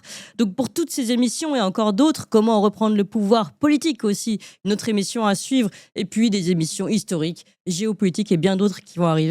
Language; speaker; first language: French; native; French